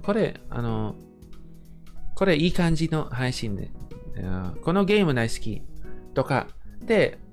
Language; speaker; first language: Japanese; non-native, fluent; English